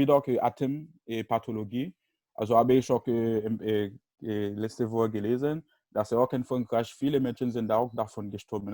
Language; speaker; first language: German; non-native, learner; Haitian Creole